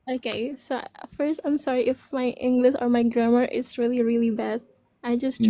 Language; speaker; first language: English; non-native, learner; Indonesian